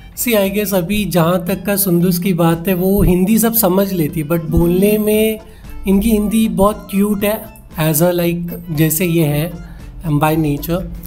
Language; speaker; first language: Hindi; native; Hindi